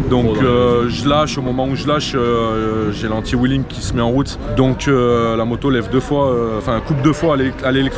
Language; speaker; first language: French; native; French